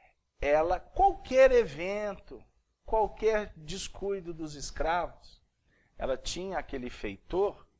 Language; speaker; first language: Portuguese; native; Portuguese